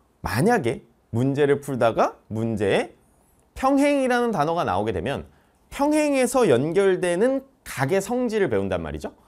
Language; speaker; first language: Korean; native; Korean